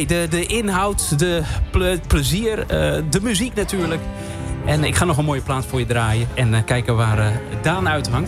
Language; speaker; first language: Dutch; native; Dutch